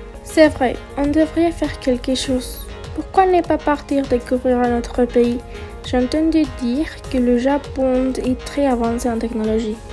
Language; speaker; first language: French; non-native, learner; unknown